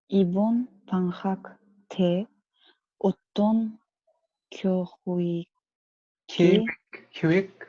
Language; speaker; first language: Korean; non-native, learner; Kazakh